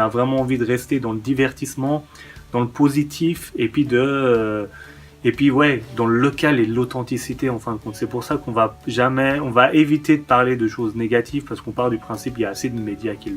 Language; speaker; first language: French; early bilingual, other home language; Persian